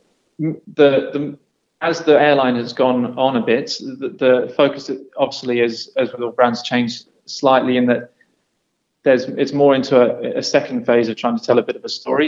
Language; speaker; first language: English; native; English